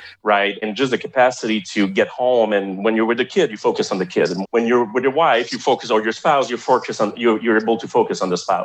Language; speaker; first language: English; non-native, fluent; French